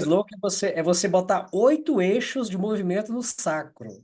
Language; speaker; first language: Portuguese; native; Portuguese